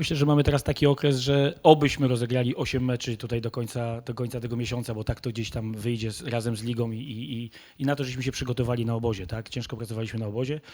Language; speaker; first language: Polish; native; Polish